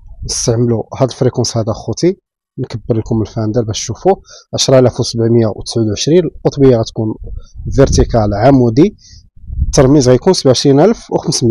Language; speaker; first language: Arabic; native; Arabic